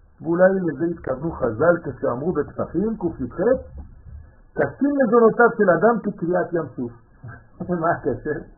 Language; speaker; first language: Hebrew; non-native, fluent; French